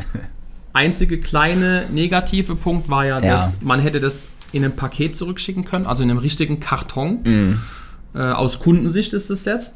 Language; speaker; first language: German; native; German